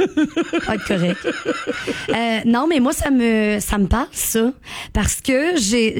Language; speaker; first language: French; native; French